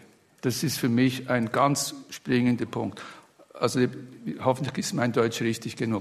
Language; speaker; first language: German; non-native, fluent; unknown